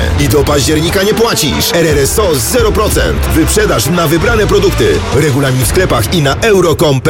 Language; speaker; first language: Polish; native; Polish